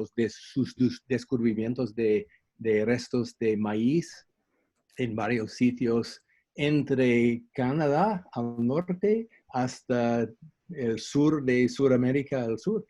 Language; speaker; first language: Spanish; non-native, fluent; English